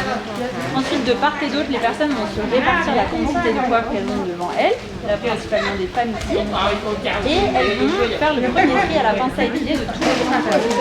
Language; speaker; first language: French; native; French